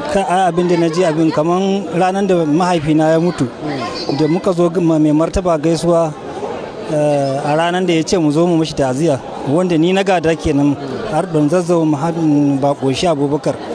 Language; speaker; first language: Hausa; non-native, local second language; Fula